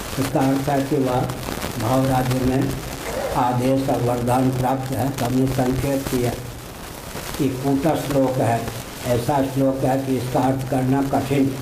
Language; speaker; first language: Hindi; non-native, local second language; Maithili